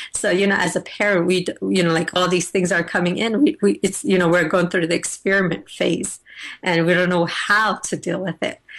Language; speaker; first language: English; native; English